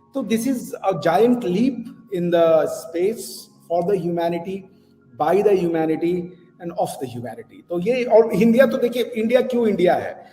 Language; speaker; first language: Hindi; native; Hindi